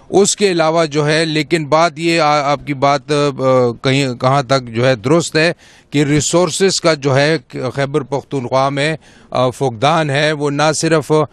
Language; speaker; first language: Urdu; non-native, local second language; Pashto